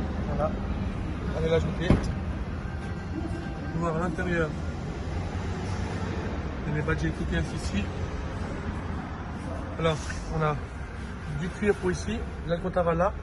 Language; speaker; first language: French; native; French